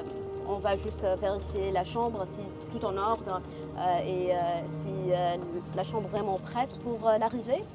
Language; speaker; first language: French; non-native, learner; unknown